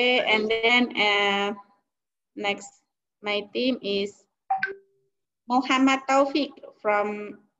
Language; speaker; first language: English; non-native, learner; Indonesian